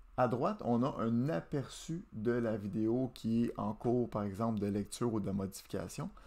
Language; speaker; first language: French; native; French